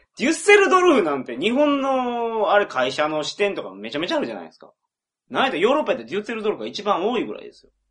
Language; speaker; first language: Japanese; native; Japanese